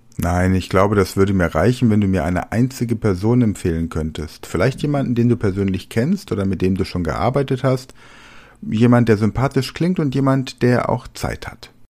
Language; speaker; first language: German; native; German